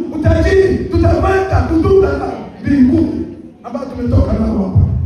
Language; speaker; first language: Swahili; native; Swahili